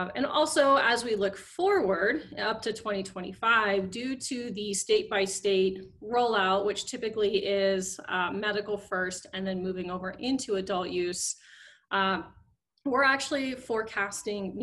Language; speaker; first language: English; native; English